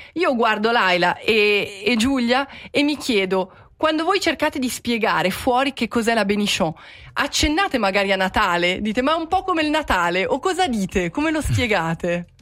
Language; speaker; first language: Italian; native; Italian